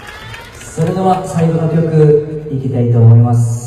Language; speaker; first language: Japanese; non-native, fluent; Korean